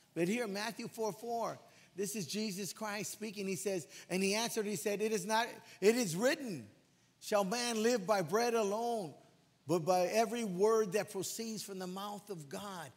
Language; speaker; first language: English; early bilingual, other home language; Spanish